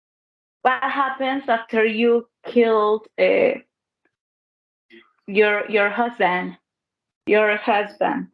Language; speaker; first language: English; non-native, learner; Spanish